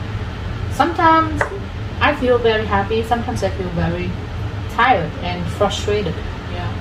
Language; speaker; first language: English; non-native, fluent; Vietnamese